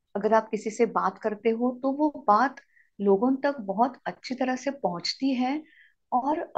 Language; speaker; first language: Hindi; non-native, local second language; Marathi